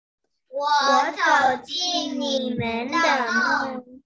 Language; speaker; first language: Chinese; early bilingual, heritage; Chinese